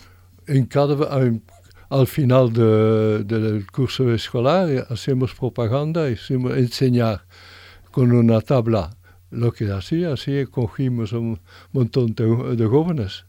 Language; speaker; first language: Spanish; non-native, fluent; French